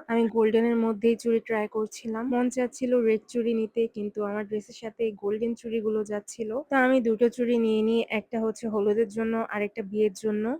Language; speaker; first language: Bangla; native; Bangla